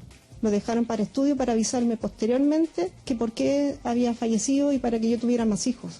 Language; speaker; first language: Spanish; native; Spanish